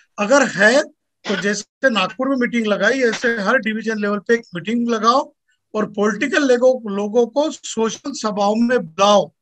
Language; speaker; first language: Hindi; non-native, local second language; Marathi